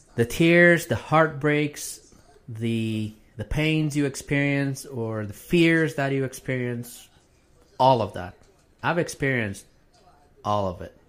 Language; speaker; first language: English; non-native, fluent; Arabic